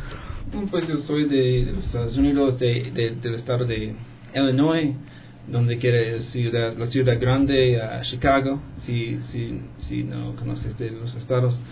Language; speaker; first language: Spanish; non-native, fluent; English